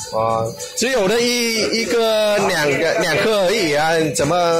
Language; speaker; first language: Chinese; non-native, fluent; Vietnamese